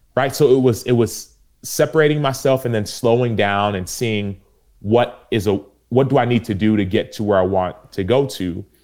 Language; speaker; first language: English; early bilingual, other home language; Yoruba